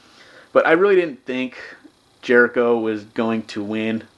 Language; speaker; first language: English; native; English